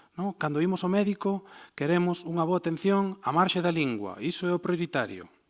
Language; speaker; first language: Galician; non-native, fluent; Spanish